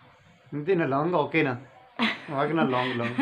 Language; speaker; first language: Filipino; non-native, learner; Urdu